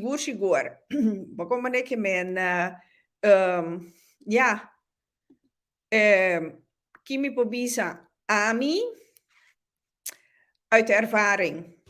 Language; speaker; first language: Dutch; non-native, local second language; Papiamento